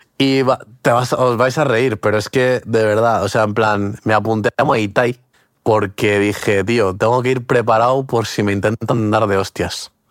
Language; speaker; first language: Spanish; early bilingual, other home language; Portuguese